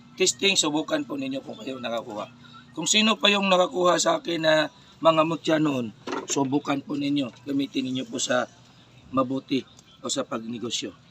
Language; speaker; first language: Filipino; non-native, local second language; Cebuano